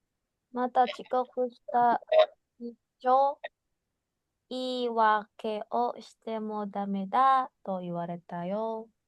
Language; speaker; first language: Japanese; non-native, learner; Indonesian